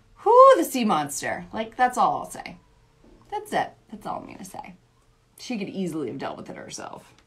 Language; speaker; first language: English; native; English